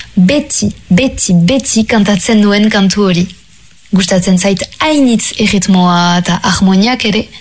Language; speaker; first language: Basque; non-native, local second language; French